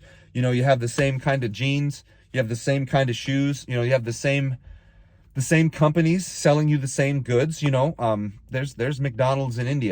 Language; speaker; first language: English; native; English